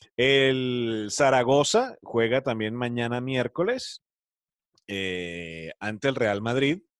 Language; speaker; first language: Spanish; native; Spanish